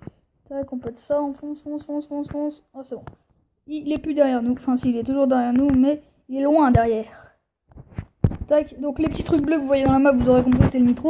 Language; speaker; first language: French; native; French